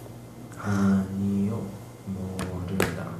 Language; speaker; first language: Korean; non-native, learner; Chinese